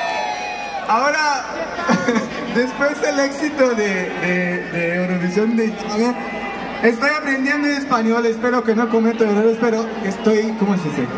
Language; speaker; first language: Spanish; non-native, learner; Romanian